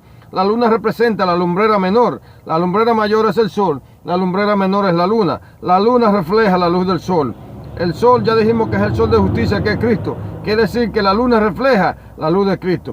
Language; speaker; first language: Spanish; native; Spanish